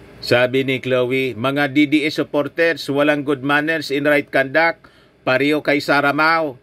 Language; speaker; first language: Filipino; native; Filipino